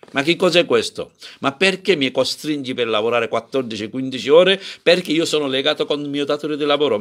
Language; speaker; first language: Italian; non-native, learner; Bangla